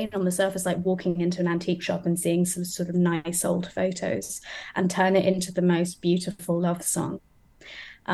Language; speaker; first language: English; native; English